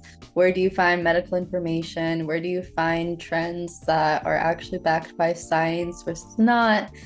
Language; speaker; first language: English; native; English